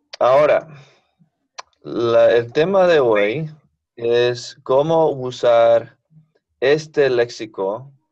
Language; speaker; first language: Spanish; non-native, fluent; English